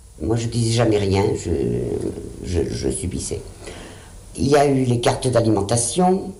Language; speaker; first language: French; early bilingual, other home language; Spanish